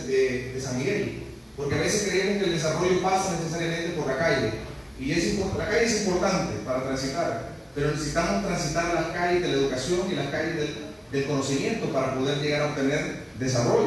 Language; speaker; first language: Spanish; native; Spanish